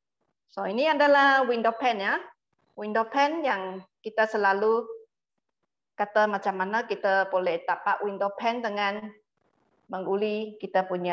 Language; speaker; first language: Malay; non-native, local second language; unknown